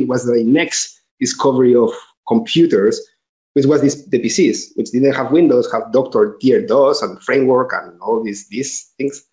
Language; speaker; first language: English; non-native, fluent; Spanish